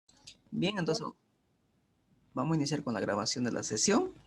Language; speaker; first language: Spanish; native; Spanish